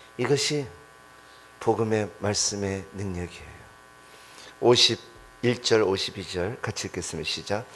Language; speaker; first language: Korean; non-native, fluent; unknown